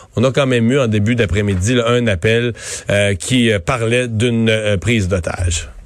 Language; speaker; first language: French; native; French